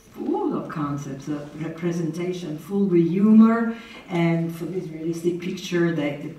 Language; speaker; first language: English; non-native, fluent; Italian